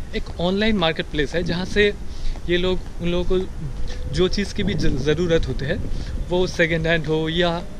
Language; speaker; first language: Hindi; non-native, local second language; Bangla